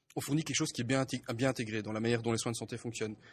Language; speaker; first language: French; native; French